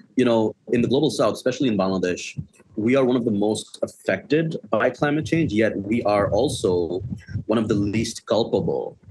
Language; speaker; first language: English; non-native, local second language; Bangla